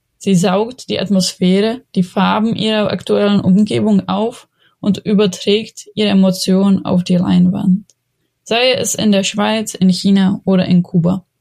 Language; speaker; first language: German; non-native, fluent; Czech